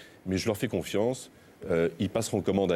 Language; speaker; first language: French; native; French